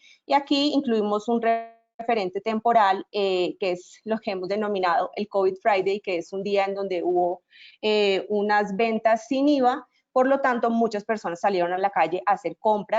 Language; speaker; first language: Spanish; native; Spanish